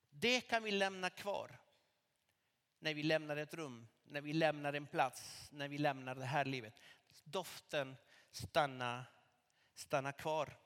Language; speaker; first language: Swedish; non-native, fluent; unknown